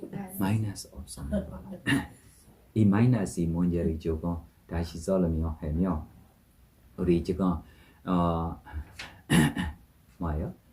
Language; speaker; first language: Korean; non-native, fluent; Burmese